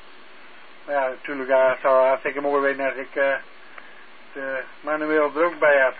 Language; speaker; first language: Dutch; native; Dutch